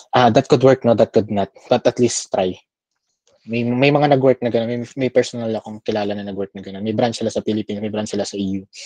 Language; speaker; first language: Filipino; native; Filipino